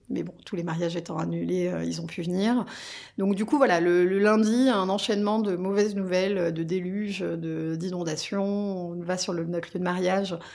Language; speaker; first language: French; native; French